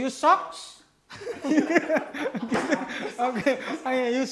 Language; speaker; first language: English; non-native, learner; Indonesian